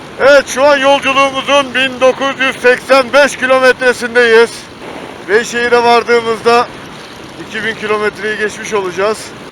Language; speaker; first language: Turkish; native; Turkish